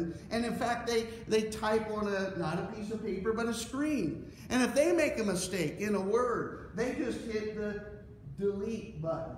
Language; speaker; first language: English; native; English